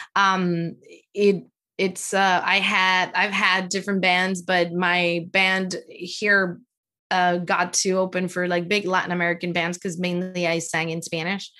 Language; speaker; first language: English; non-native, fluent; Spanish